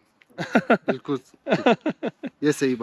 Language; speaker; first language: Hindi; non-native, learner; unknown